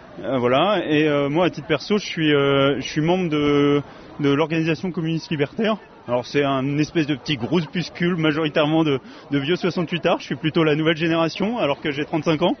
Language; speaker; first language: French; native; French